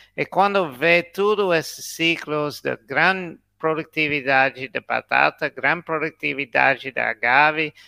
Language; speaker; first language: Portuguese; non-native, learner; English